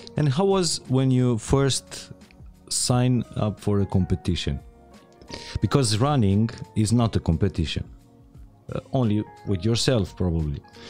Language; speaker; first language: English; non-native, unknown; Romanian